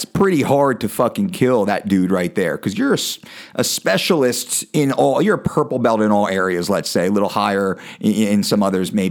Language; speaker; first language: English; native; English